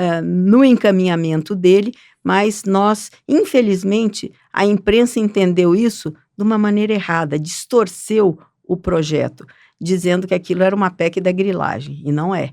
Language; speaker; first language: Portuguese; native; Portuguese